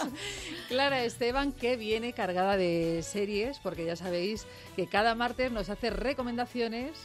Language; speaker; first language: Spanish; native; Spanish